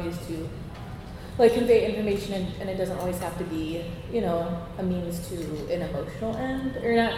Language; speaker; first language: English; native; English